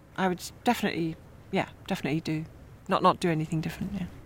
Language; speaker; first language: English; early bilingual, other home language; German